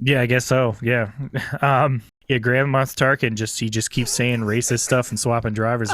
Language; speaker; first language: English; native; English